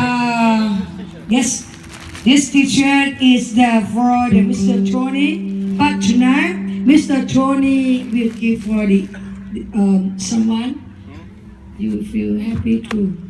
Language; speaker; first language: English; non-native, learner; Thai